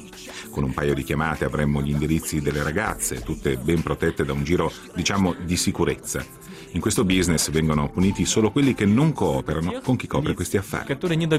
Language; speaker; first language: Italian; non-native, learner; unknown